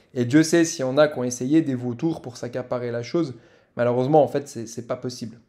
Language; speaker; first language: French; native; French